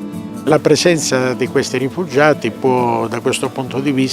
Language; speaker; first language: Italian; native; Italian